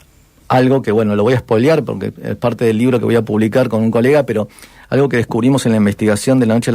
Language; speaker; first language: Spanish; native; Spanish